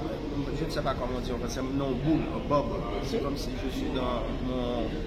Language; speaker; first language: French; non-native, learner; Haitian Creole